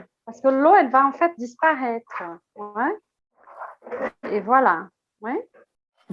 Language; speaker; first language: French; non-native, fluent; Portuguese